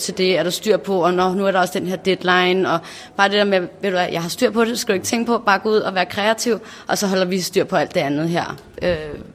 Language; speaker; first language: Danish; native; Danish